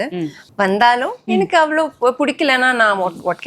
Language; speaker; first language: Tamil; non-native, fluent; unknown